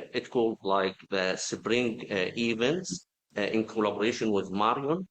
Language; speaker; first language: English; non-native, fluent; Arabic